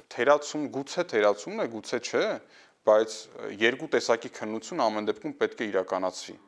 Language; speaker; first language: Armenian; native; Armenian